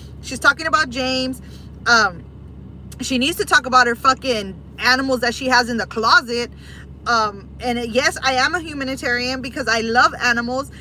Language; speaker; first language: English; early bilingual, other home language; Spanish